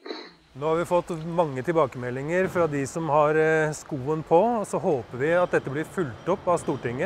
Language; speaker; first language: Norwegian; native; Norwegian